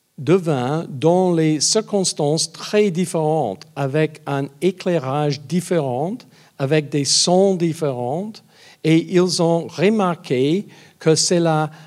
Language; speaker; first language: French; non-native, learner; English